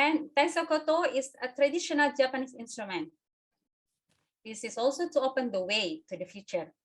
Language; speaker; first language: English; non-native, fluent; Indonesian